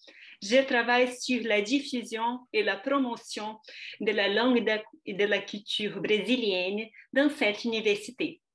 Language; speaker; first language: French; non-native, fluent; Portuguese